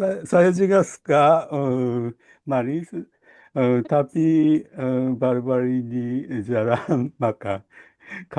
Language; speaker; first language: Indonesian; non-native, learner; Japanese